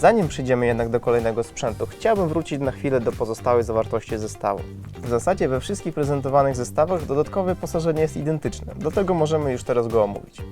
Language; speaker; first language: Polish; native; Polish